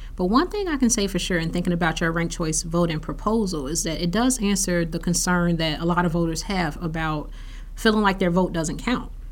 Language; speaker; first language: English; native; English